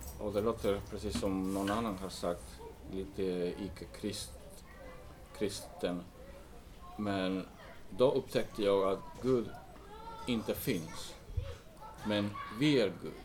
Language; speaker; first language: Swedish; non-native, fluent; English